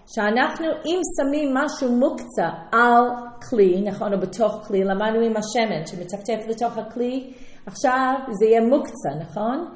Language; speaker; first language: Hebrew; non-native, fluent; English